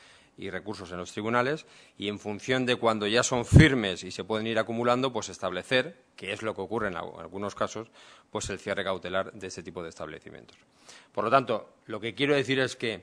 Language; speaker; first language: Spanish; native; Spanish